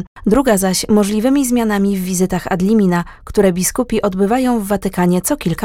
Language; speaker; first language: Polish; native; Polish